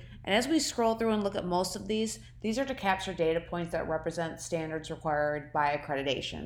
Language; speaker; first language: English; native; English